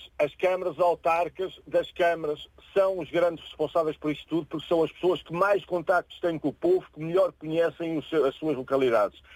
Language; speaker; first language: Portuguese; native; Portuguese